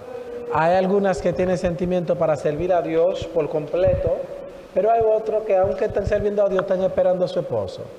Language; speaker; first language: Spanish; non-native, fluent; Haitian Creole